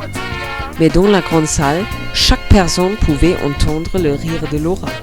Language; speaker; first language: French; non-native, learner; German